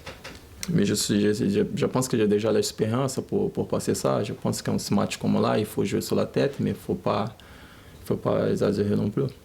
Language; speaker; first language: French; non-native, learner; Portuguese